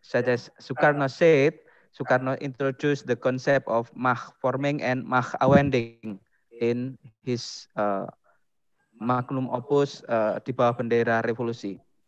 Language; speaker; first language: English; non-native, fluent; Indonesian